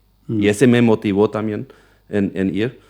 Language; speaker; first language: Spanish; non-native, local second language; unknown